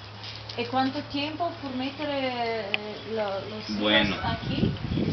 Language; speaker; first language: Spanish; non-native, learner; Italian